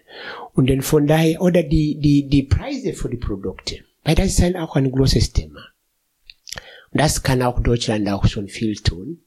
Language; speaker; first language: German; non-native, fluent; Swahili